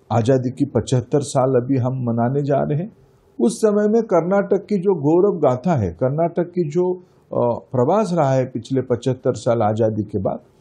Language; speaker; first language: Hindi; non-native, local second language; Odia